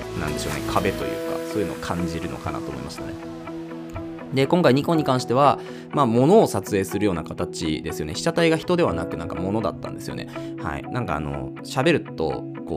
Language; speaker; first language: Japanese; native; Japanese